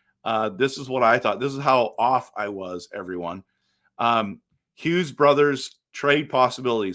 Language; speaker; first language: English; native; English